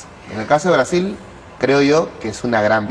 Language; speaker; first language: Spanish; native; Spanish